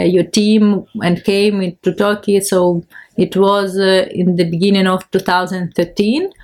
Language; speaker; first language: English; non-native, fluent; Ukrainian